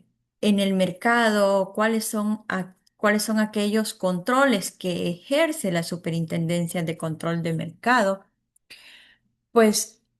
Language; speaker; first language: Spanish; native; Spanish